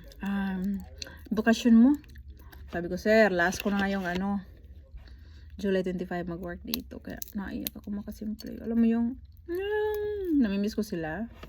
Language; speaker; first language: Filipino; native; Filipino